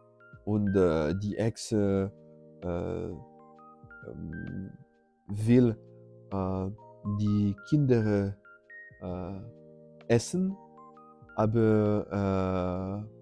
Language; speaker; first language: German; non-native, learner; French